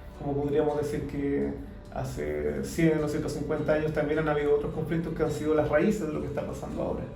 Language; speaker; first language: Spanish; native; Spanish